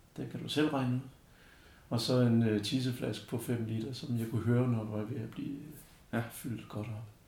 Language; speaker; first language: Danish; early bilingual, other home language; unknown